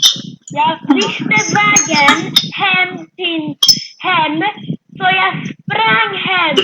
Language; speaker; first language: Swedish; early bilingual, other home language; French